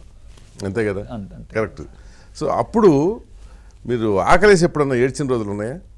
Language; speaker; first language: Telugu; native; Telugu